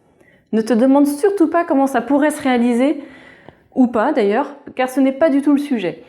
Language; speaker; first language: French; native; French